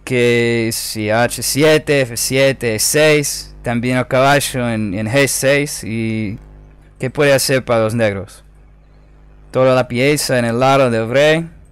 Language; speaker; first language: Spanish; non-native, fluent; English